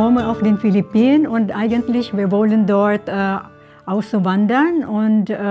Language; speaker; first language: German; non-native, fluent; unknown